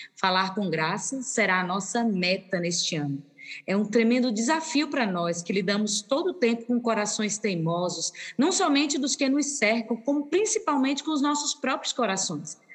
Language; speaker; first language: Portuguese; native; Portuguese